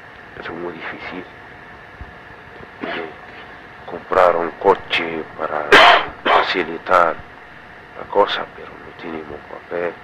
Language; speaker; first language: Spanish; non-native, fluent; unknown